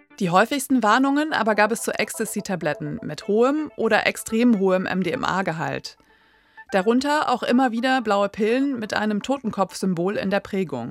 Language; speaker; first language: German; native; German